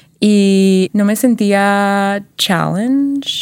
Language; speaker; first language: Spanish; early bilingual, heritage; Spanish